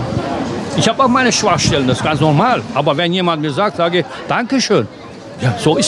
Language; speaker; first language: German; non-native, fluent; Turkish